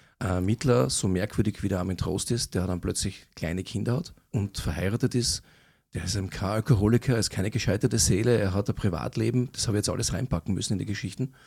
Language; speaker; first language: German; native; German